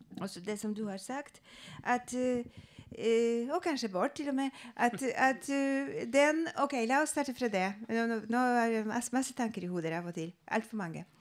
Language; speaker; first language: Norwegian; non-native, fluent; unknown